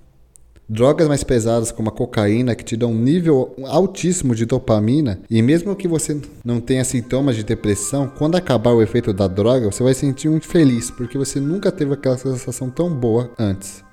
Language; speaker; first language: Portuguese; native; Portuguese